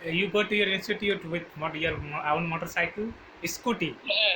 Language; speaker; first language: English; non-native, learner; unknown